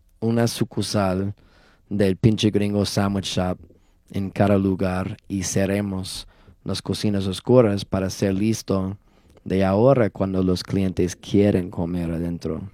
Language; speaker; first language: Spanish; non-native, learner; English